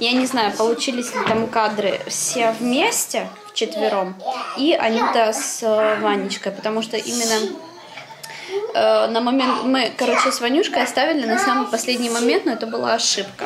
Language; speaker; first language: Russian; native; Russian